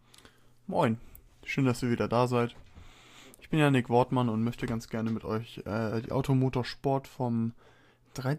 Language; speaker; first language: German; native; German